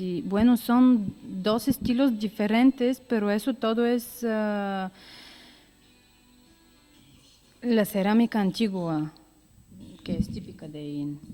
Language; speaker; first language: Spanish; non-native, learner; Bulgarian